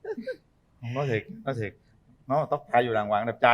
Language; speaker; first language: Vietnamese; native; Vietnamese